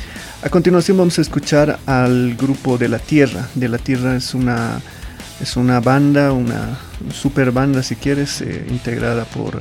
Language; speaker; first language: Spanish; native; Spanish